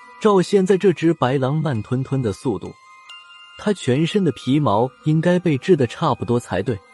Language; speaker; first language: Chinese; native; Chinese